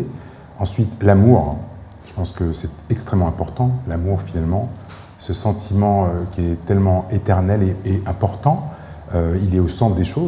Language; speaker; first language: French; native; French